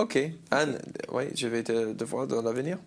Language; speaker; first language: French; non-native, learner; English